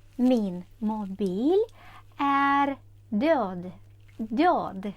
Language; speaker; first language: Swedish; non-native, fluent; Ukrainian